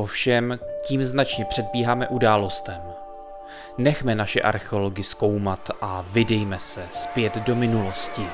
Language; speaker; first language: Czech; native; Czech